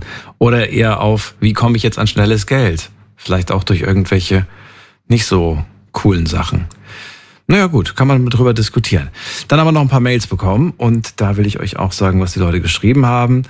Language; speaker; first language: German; native; German